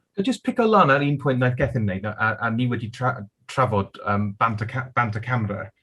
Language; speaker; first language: Welsh; non-native, local second language; English